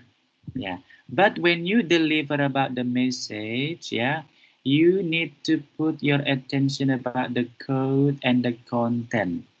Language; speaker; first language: English; non-native, fluent; Indonesian